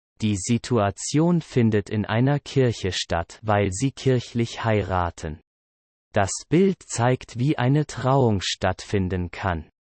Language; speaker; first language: German; non-native, learner; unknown